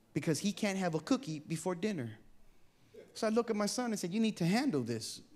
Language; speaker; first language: English; native; English